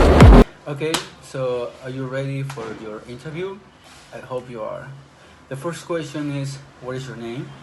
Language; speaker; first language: English; non-native, fluent; Spanish